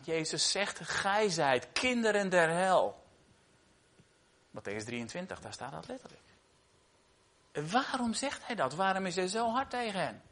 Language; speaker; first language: Dutch; native; Dutch